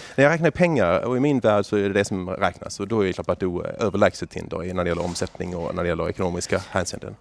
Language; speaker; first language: Swedish; native; Swedish